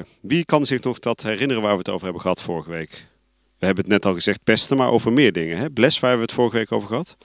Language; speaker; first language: Dutch; native; Dutch